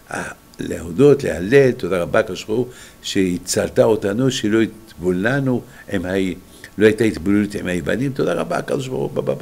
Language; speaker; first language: Hebrew; non-native, fluent; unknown